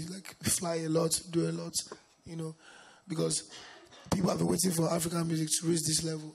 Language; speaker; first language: English; non-native, local second language; Yoruba